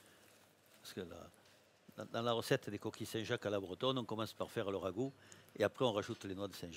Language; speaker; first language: French; native; French